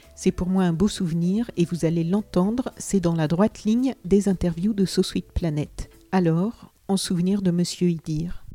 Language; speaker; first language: French; native; French